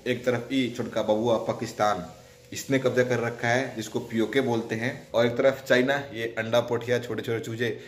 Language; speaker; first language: Hindi; native; Hindi